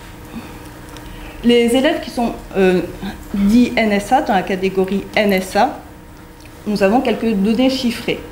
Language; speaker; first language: French; native; French